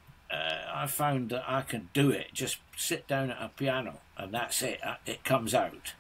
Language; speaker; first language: English; native; English